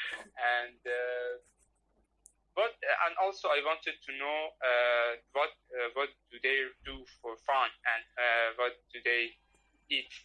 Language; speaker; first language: English; non-native, learner; Persian